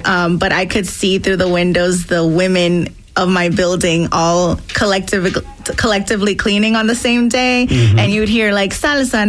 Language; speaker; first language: English; non-native, local second language; Spanish